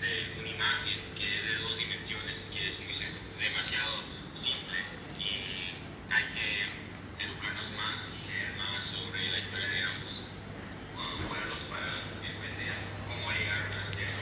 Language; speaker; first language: Spanish; non-native, fluent; English